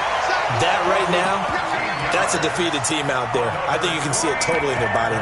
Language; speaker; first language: English; native; English